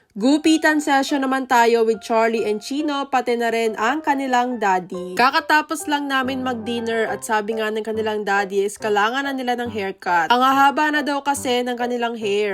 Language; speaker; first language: Filipino; native; Filipino